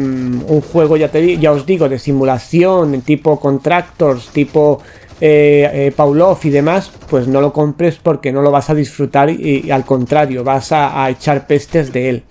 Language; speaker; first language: Spanish; native; Spanish